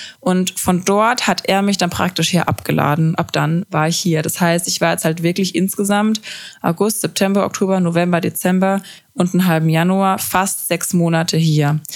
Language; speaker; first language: German; native; German